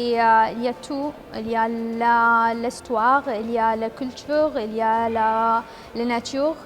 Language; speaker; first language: French; non-native, fluent; Arabic